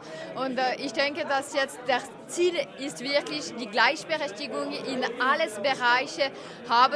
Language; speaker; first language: German; non-native, local second language; French